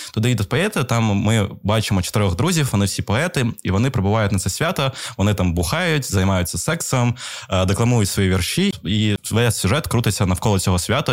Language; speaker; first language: Ukrainian; native; Ukrainian